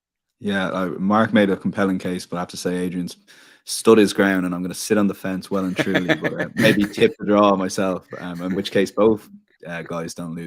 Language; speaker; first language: English; native; English